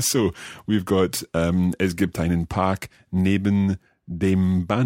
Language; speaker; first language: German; non-native, learner; English